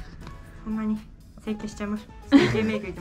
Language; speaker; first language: Japanese; native; Japanese